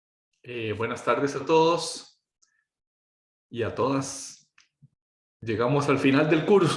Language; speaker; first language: Spanish; native; Spanish